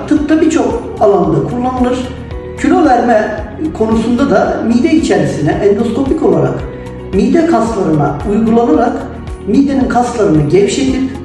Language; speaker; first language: Turkish; native; Turkish